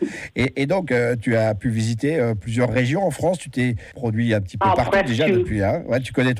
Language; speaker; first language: French; native; French